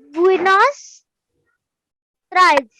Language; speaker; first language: Spanish; non-native, learner; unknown